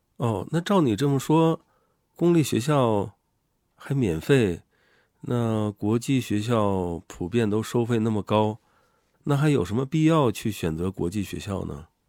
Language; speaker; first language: Chinese; native; Chinese